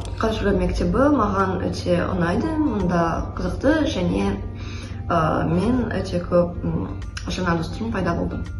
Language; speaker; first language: Kazakh; non-native, local second language; Russian